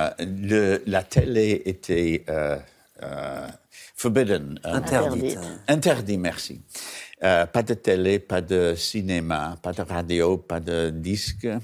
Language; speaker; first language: French; non-native, learner; English